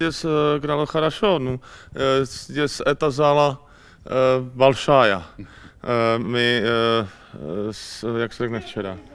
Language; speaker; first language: Russian; non-native, learner; Czech